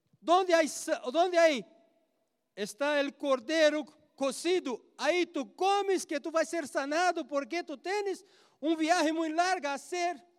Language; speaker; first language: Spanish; non-native, learner; Portuguese